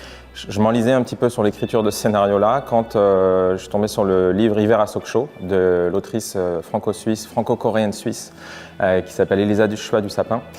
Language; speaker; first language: French; native; French